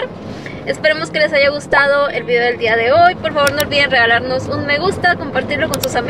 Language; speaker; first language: Spanish; native; Spanish